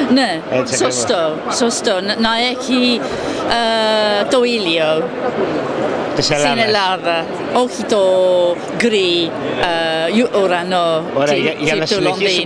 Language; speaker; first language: Greek; non-native, fluent; English